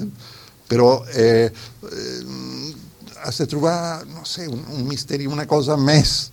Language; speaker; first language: Catalan; non-native, fluent; Spanish